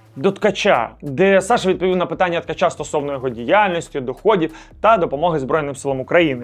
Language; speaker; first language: Ukrainian; native; Ukrainian